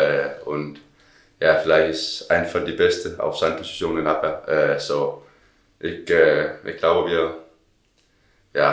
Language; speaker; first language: German; non-native, learner; Danish